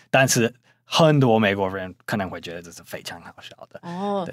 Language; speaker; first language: Chinese; non-native, fluent; English